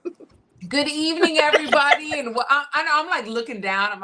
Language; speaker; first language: English; native; English